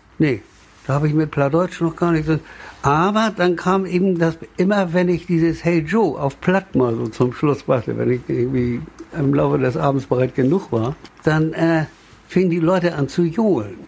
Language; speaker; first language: German; native; German